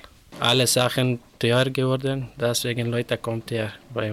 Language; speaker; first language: German; non-native, learner; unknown